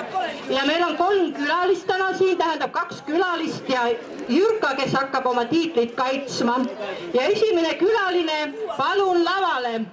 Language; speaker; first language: Estonian; native; Estonian